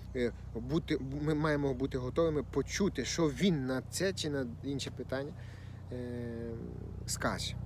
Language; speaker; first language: Ukrainian; non-native, local second language; Russian